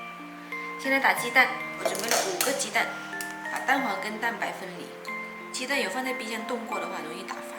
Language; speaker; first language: Chinese; native; Chinese